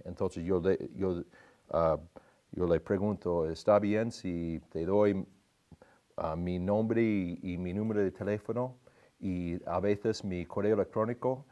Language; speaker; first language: Spanish; non-native, fluent; English